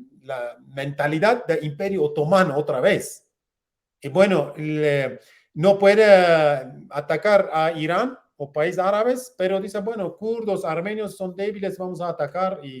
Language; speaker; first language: Spanish; non-native, learner; Kurdish